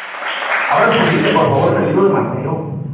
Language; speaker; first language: Spanish; native; Spanish